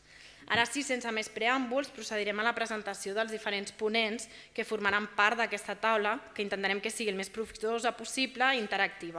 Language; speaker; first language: Catalan; native; Catalan